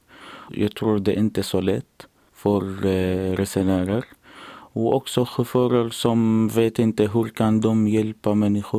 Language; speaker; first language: Swedish; non-native, learner; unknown